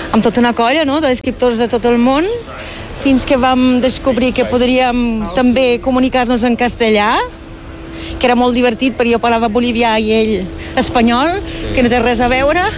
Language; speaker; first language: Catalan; non-native, fluent; German